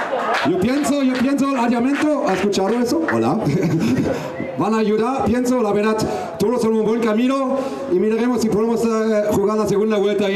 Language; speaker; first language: Spanish; non-native, learner; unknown